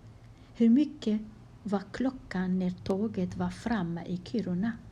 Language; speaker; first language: Swedish; non-native, fluent; Kurdish